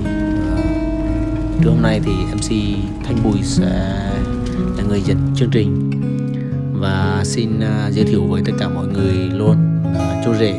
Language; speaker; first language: Vietnamese; non-native, local second language; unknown